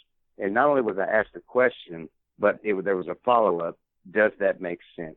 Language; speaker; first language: English; native; English